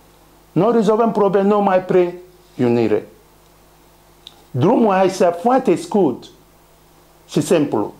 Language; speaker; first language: Romanian; non-native, learner; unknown